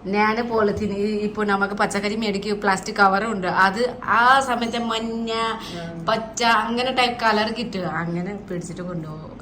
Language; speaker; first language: Malayalam; non-native, learner; Nepali